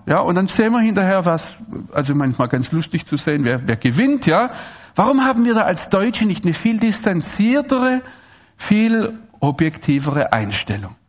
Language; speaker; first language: German; native; German